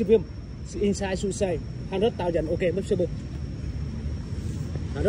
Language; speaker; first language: English; non-native, learner; Vietnamese